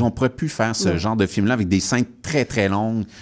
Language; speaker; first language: French; native; French